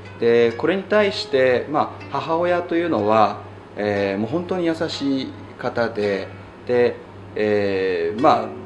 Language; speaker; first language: Japanese; native; Japanese